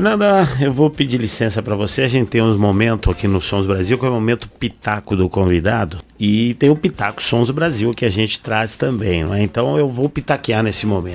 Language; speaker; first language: Portuguese; native; Portuguese